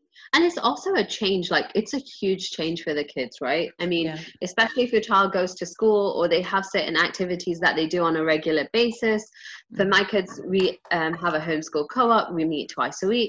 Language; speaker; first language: English; native; English